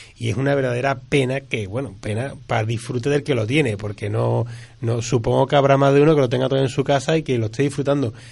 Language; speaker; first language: Spanish; native; Spanish